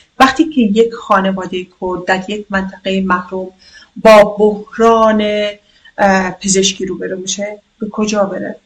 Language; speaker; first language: Persian; non-native, local second language; Kurdish